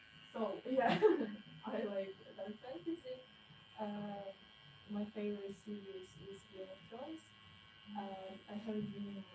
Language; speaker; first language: English; non-native, fluent; Ukrainian